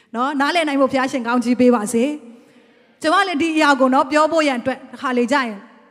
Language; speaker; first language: Burmese; non-native, local second language; Tedim Chin